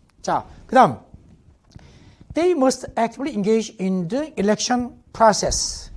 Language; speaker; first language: English; non-native, fluent; Korean